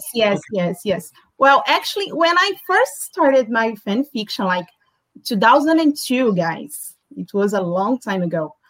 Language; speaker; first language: English; non-native, fluent; Portuguese